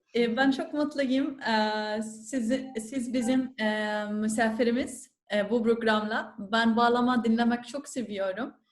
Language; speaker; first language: Turkish; non-native, learner; Arabic